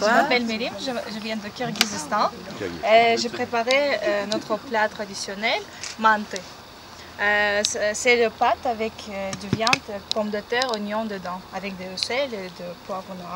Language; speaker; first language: French; non-native, fluent; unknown